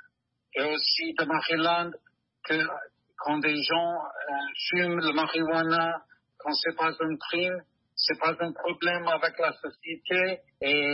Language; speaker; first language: French; non-native, learner; English